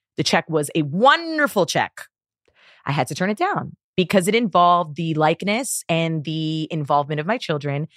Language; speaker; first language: English; native; English